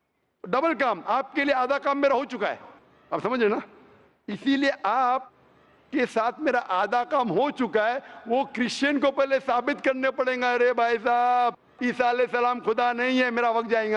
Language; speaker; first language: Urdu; non-native, local second language; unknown